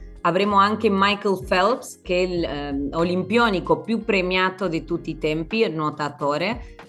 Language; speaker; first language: Italian; non-native, fluent; Spanish